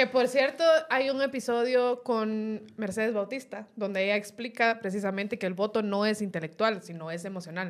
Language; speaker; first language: Spanish; native; Spanish